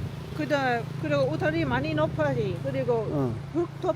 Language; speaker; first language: Korean; non-native, learner; Lao